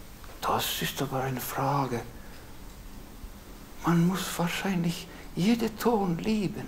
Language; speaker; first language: German; non-native, fluent; Estonian